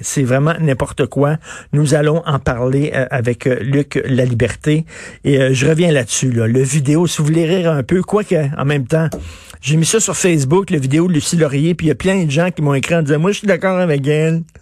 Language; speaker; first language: French; native; French